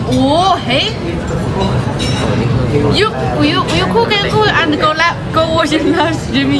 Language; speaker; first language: English; non-native, learner; Thai